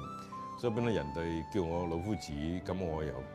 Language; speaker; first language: Chinese; native; Chinese